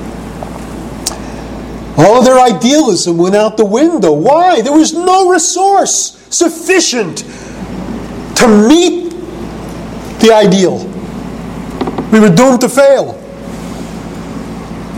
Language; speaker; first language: English; native; English